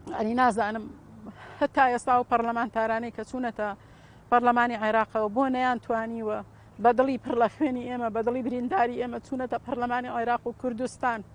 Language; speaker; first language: Central Kurdish; native; Central Kurdish